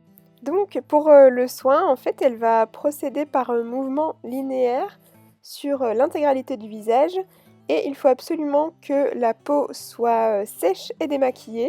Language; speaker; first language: French; native; French